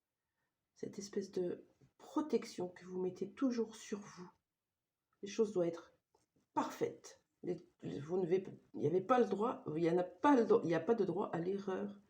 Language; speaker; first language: French; native; French